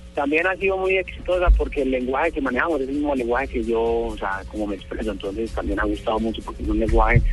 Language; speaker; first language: Spanish; native; Spanish